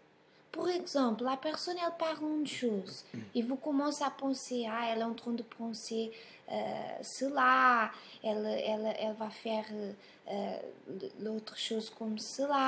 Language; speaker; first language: French; non-native, fluent; Portuguese